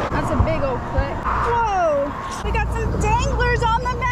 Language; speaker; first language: English; native; English